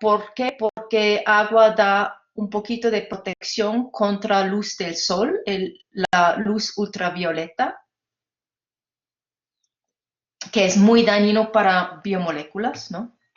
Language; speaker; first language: Spanish; non-native, fluent; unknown